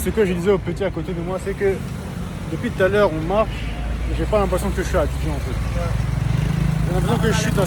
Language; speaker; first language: French; native; French